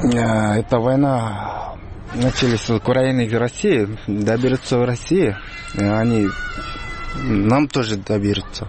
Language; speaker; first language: Russian; non-native, learner; Uzbek